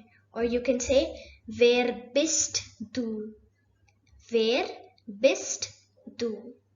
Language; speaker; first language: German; non-native, fluent; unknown